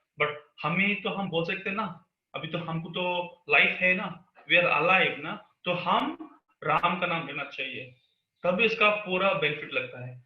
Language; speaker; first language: Hindi; non-native, local second language; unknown